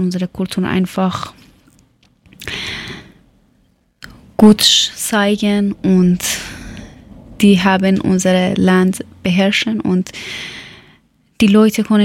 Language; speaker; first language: German; non-native, learner; Persian